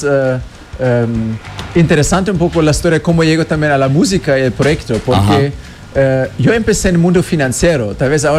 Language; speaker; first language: Spanish; non-native, fluent; German